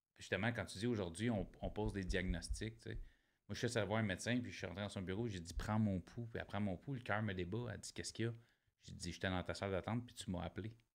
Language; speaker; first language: French; native; French